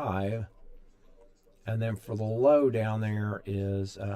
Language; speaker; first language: English; native; English